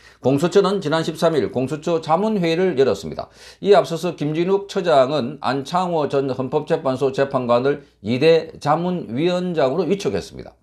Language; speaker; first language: Korean; native; Korean